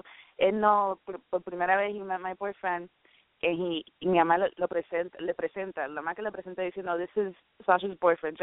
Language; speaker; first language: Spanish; early bilingual, heritage; Spanish